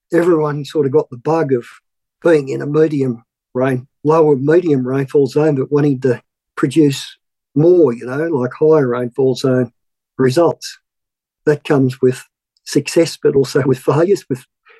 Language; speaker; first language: English; native; English